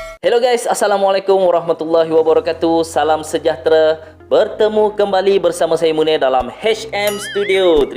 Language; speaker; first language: Malay; native; Malay